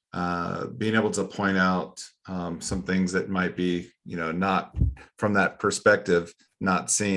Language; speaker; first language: English; native; English